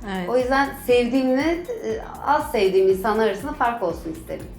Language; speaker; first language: Turkish; early bilingual, heritage; Turkish